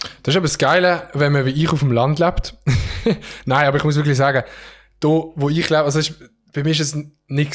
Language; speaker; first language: German; native; German